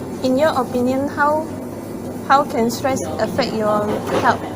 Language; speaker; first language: English; non-native, learner; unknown